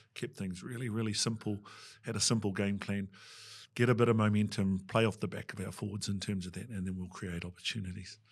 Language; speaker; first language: English; native; English